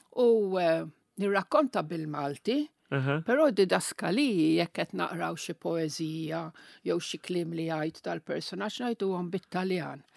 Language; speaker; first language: Maltese; non-native, local second language; Italian